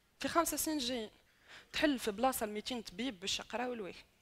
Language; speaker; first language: Arabic; native; Arabic